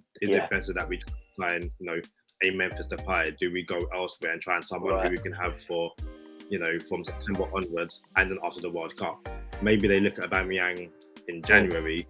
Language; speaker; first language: English; native; English